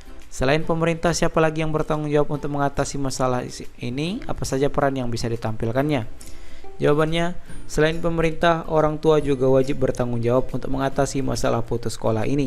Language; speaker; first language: Indonesian; native; Indonesian